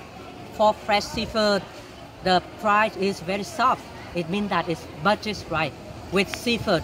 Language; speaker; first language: English; non-native, fluent; Vietnamese